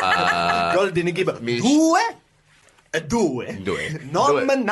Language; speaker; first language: Italian; non-native, learner; English